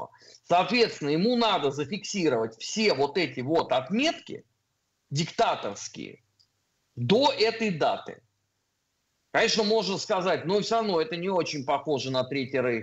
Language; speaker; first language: Russian; native; Russian